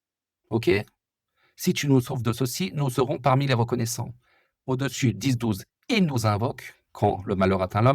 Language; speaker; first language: French; native; French